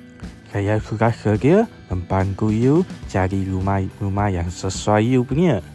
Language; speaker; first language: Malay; non-native, local second language; Chinese